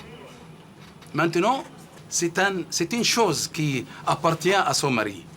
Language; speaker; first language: French; non-native, fluent; Arabic